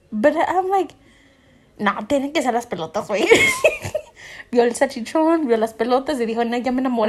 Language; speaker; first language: Spanish; early bilingual, heritage; Spanish